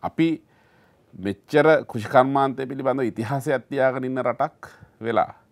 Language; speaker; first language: Sinhala; native; Sinhala